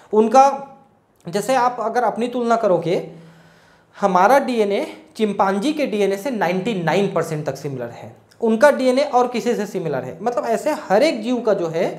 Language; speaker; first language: Hindi; native; Hindi